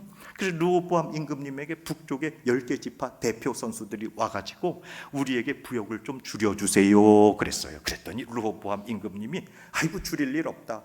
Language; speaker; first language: Korean; native; Korean